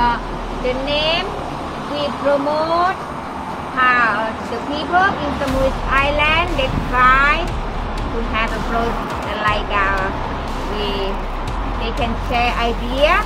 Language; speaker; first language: English; non-native, learner; Thai